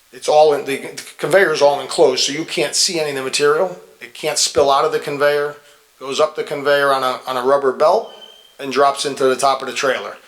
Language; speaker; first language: English; native; English